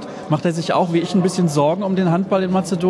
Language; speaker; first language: German; native; German